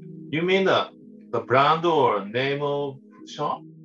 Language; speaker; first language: English; non-native, learner; Japanese